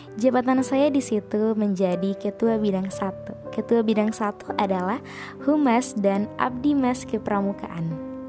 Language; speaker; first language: Indonesian; native; Indonesian